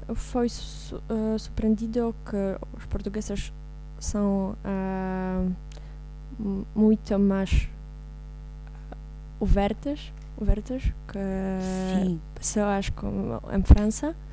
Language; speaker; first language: Portuguese; non-native, learner; Polish